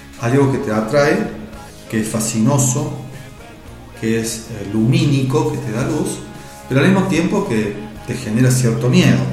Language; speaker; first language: Spanish; native; Spanish